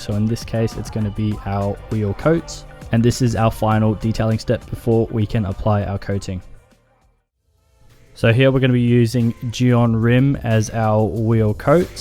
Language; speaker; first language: English; native; English